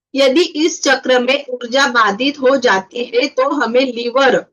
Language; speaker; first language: Hindi; non-native, local second language; Marathi